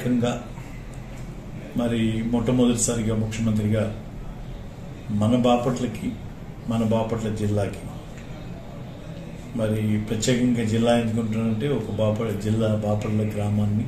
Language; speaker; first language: Telugu; native; Telugu